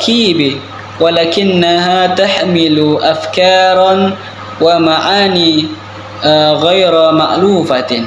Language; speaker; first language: Arabic; non-native, learner; Indonesian